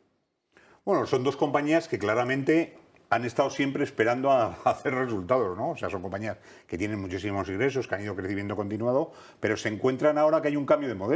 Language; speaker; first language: Spanish; native; Spanish